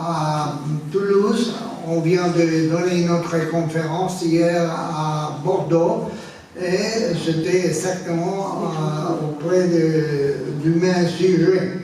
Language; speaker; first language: French; non-native, fluent; Spanish